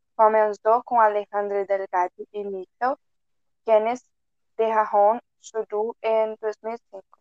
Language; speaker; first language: Spanish; non-native, learner; Portuguese